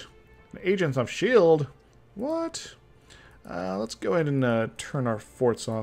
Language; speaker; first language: English; native; English